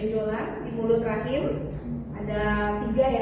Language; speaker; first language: Indonesian; native; Indonesian